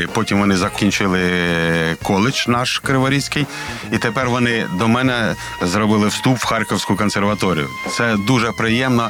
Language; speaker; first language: Ukrainian; non-native, local second language; Russian